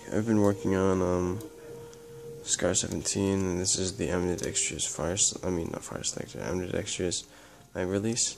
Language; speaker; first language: English; native; English